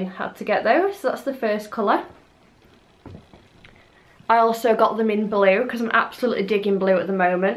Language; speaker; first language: English; native; English